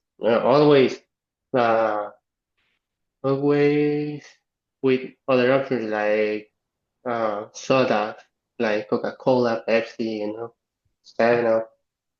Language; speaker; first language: English; non-native, learner; Spanish